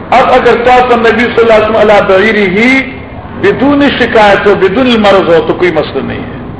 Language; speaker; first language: Urdu; non-native, local second language; Northern Hindko